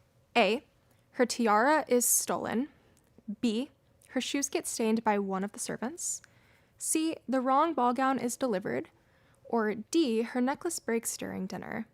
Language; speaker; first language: English; native; English